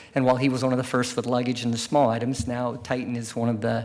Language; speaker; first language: English; native; English